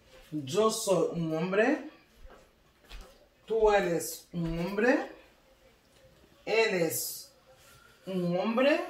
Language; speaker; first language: Spanish; non-native, learner; Haitian Creole